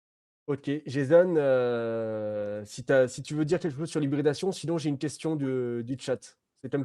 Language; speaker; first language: French; native; French